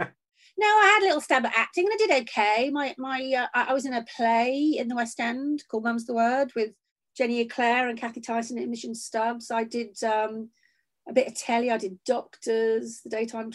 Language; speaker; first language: English; native; English